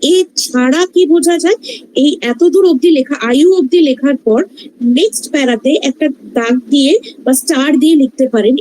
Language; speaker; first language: Bangla; non-native, local second language; Hindi